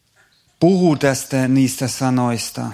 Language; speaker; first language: Finnish; non-native, fluent; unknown